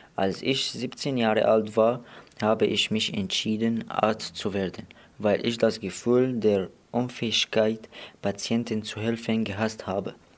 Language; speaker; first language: German; non-native, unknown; Arabic